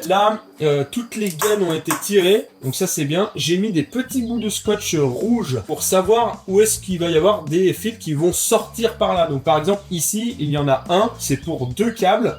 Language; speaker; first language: French; native; French